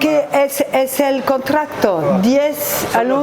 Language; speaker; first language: Spanish; non-native, learner; French